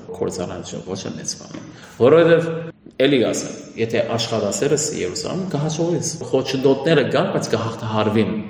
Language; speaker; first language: Armenian; early bilingual, heritage; Armenian